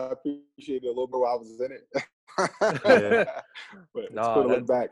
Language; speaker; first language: English; native; English